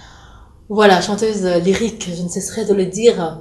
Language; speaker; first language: French; non-native, local second language; Lingala